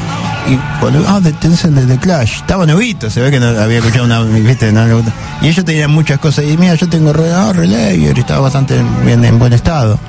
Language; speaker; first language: Spanish; native; Spanish